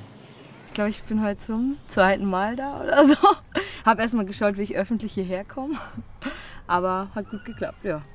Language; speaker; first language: German; native; German